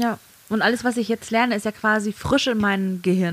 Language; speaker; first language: German; native; German